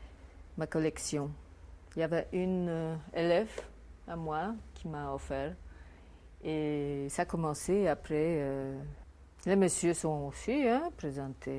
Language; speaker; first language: French; non-native, fluent; Polish